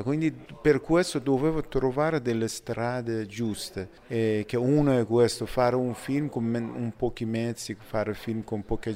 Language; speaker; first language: Italian; non-native, fluent; Persian